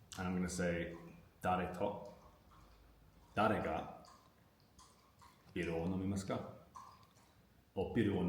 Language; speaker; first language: Japanese; non-native, learner; English